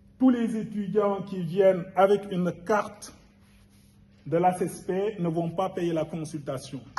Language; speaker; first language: French; non-native, local second language; Wolof